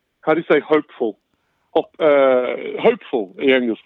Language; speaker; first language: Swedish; non-native, fluent; English